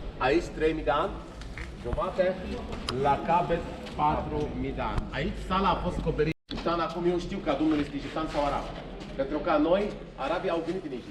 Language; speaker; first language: Romanian; non-native, learner; Arabic